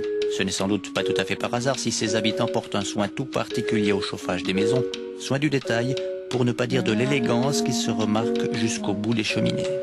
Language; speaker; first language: French; native; French